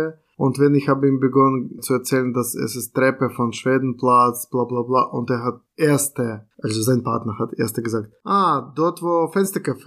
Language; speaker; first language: German; non-native, fluent; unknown